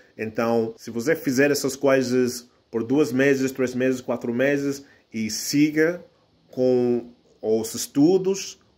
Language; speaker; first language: Portuguese; non-native, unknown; English